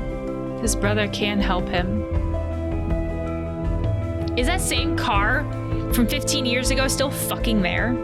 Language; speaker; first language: English; native; English